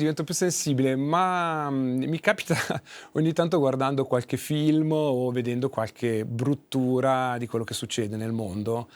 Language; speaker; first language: Italian; native; Italian